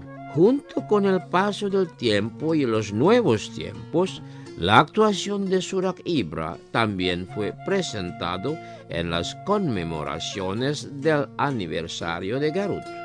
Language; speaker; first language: Spanish; non-native, fluent; Indonesian